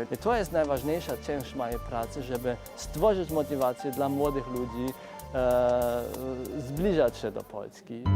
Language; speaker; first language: Polish; non-native, fluent; German